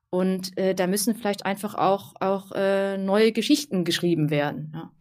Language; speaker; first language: German; early bilingual, other home language; Vietnamese